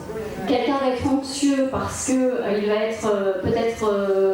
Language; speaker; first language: French; native; French